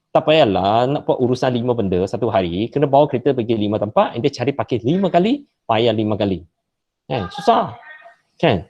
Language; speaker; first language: Malay; non-native, local second language; Chinese